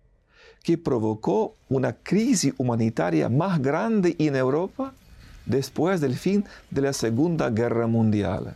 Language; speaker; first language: Spanish; non-native, fluent; Ukrainian